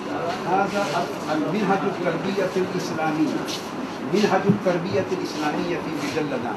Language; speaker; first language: Arabic; non-native, learner; Urdu